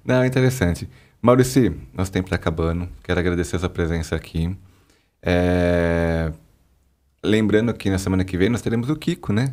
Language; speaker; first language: Portuguese; native; Portuguese